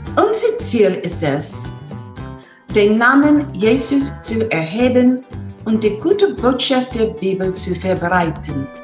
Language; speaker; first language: German; non-native, fluent; English